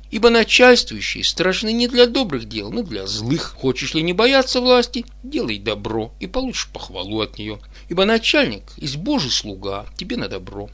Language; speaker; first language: Russian; native; Russian